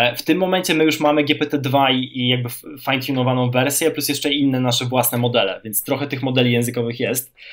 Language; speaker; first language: Polish; native; Polish